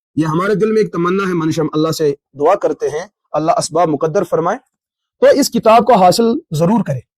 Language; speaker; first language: Urdu; non-native, local second language; Kashmiri